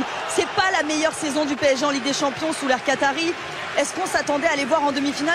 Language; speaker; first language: French; native; French